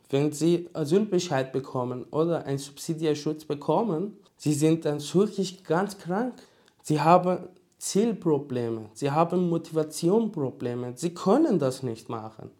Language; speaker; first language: German; non-native, learner; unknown